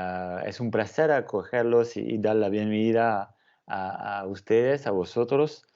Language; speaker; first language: Spanish; non-native, fluent; French